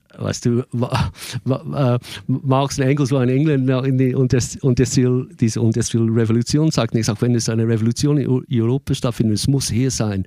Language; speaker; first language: German; non-native, fluent; English